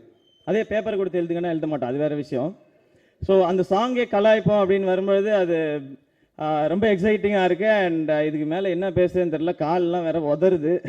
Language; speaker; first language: Tamil; native; Tamil